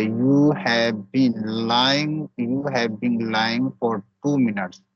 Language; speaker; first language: English; non-native, learner; Hindi